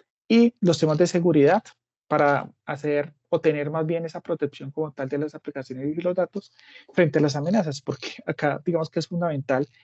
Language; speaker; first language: Spanish; native; Spanish